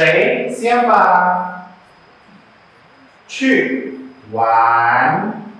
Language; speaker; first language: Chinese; non-native, fluent; Indonesian